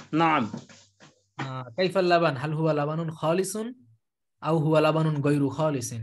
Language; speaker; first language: Arabic; non-native, fluent; Bangla